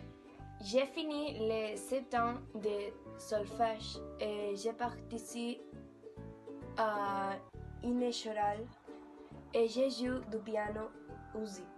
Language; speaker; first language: French; non-native, learner; Spanish